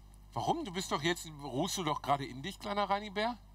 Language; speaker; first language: German; native; German